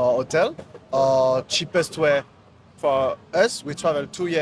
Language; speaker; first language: English; non-native, learner; French